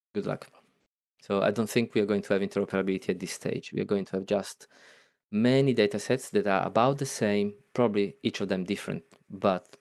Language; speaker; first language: English; non-native, fluent; Italian